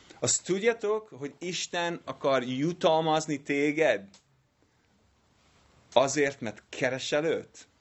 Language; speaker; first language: Hungarian; non-native, learner; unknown